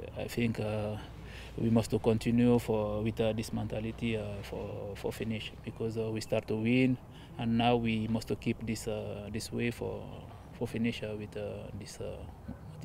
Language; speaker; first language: English; non-native, learner; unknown